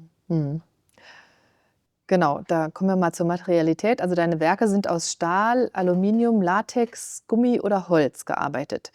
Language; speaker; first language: German; native; German